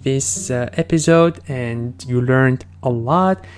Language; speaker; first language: English; non-native, fluent; Arabic